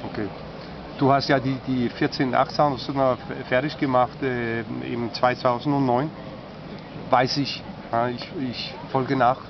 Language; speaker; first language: German; non-native, fluent; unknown